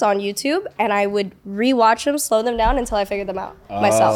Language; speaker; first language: English; native; English